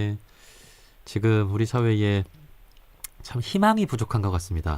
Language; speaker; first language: Korean; native; Korean